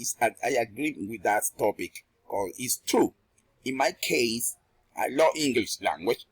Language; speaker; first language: English; non-native, learner; Spanish